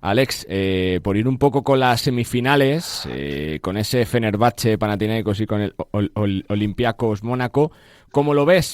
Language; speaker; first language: Spanish; native; Spanish